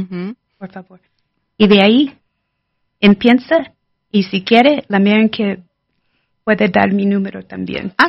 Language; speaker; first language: Spanish; non-native, learner; English